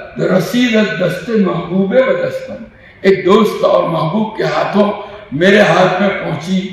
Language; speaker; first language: Urdu; non-native, local second language; Gujarati